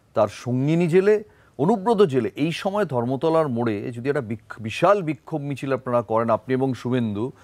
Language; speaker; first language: Bangla; native; Bangla